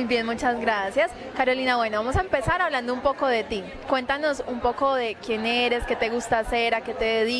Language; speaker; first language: Spanish; native; Spanish